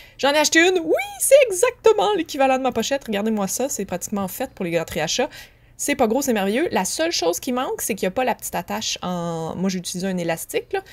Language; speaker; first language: French; native; French